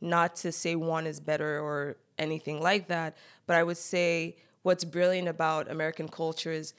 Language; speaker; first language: English; native; English